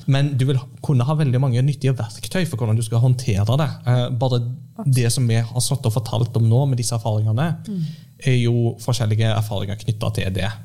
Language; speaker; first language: Norwegian; early bilingual, heritage; Norwegian